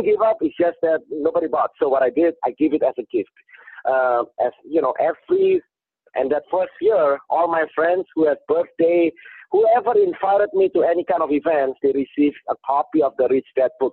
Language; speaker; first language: English; non-native, fluent; Indonesian